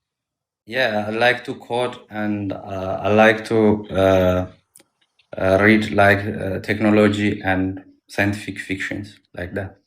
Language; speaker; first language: English; non-native, learner; Amharic